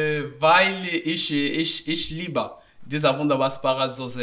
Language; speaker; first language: German; non-native, learner; Portuguese